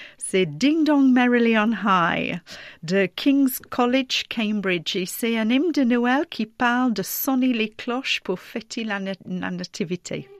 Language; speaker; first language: French; non-native, fluent; English